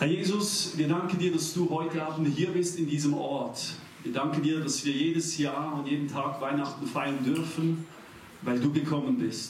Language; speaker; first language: German; native; German